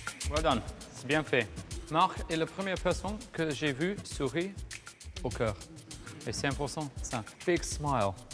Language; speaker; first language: French; non-native, learner; English